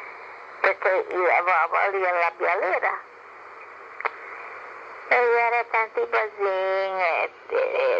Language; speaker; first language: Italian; early bilingual, heritage; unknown